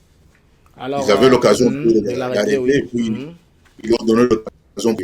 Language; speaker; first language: French; non-native, local second language; Lingala